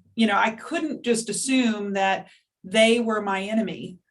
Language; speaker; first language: English; native; English